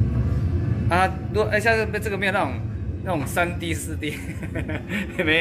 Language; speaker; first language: Chinese; native; Chinese